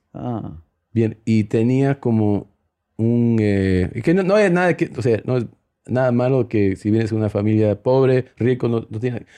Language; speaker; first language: Spanish; early bilingual, heritage; Spanish